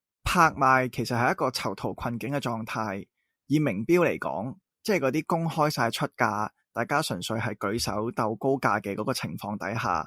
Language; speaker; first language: Cantonese; native; Cantonese